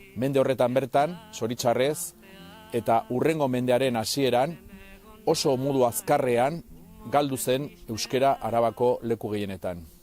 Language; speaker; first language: Basque; non-native, local second language; Spanish